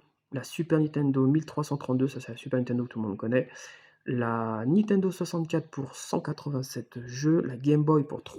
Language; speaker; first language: French; native; French